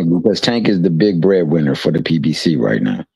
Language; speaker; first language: English; native; English